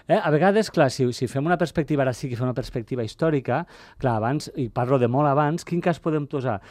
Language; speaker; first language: Catalan; native; Catalan